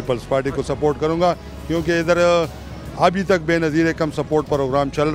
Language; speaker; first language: Hindi; non-native, local second language; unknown